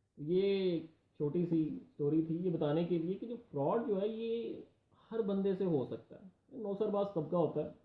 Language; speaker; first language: Urdu; non-native, local second language; Punjabi